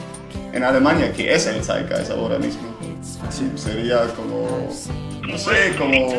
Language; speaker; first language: Spanish; non-native, fluent; German